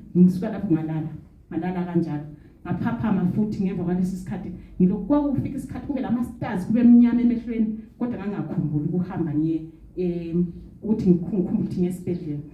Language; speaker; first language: Zulu; non-native, local second language; Xhosa